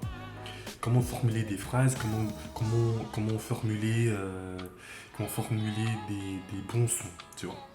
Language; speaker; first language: French; non-native, fluent; English